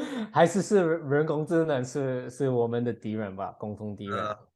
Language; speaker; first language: Chinese; non-native, fluent; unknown